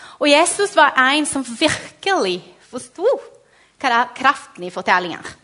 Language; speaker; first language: Norwegian; non-native, fluent; Portuguese